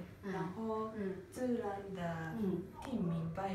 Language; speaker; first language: Chinese; non-native, learner; Japanese